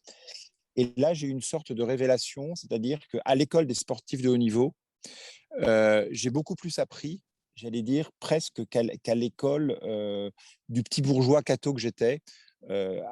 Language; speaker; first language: French; native; French